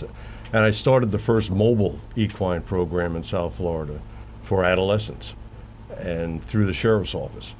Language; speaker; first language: English; native; English